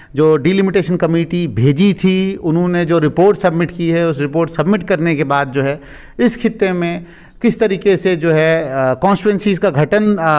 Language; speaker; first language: Hindi; non-native, local second language; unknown